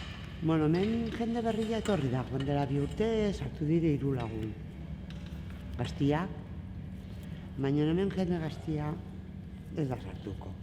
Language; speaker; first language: Basque; non-native, local second language; Spanish